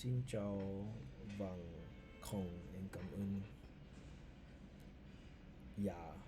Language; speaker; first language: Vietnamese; non-native, learner; English